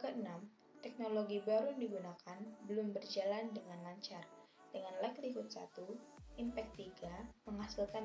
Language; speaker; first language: Indonesian; native; Indonesian